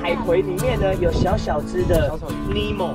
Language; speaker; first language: Chinese; native; Chinese